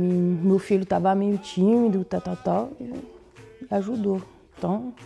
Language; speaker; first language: Portuguese; non-native, fluent; French